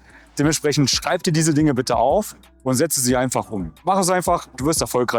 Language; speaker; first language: German; native; German